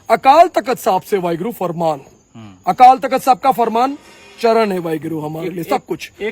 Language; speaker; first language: Hindi; non-native, local second language; Punjabi